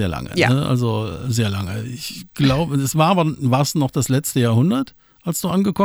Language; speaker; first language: German; native; German